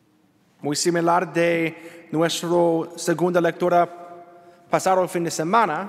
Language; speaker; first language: Spanish; non-native, learner; English